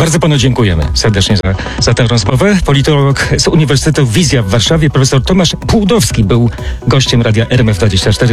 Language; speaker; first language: Polish; native; Polish